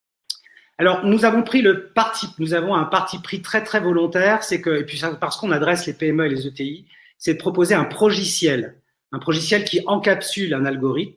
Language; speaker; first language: French; native; French